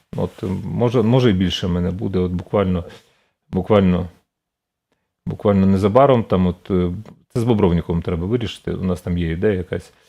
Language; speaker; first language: Ukrainian; native; Ukrainian